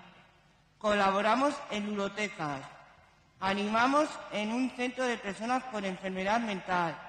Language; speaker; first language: Spanish; native; Spanish